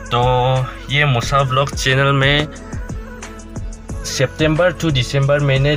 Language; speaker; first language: Hindi; non-native, learner; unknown